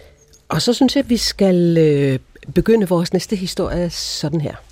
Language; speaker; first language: Danish; native; Danish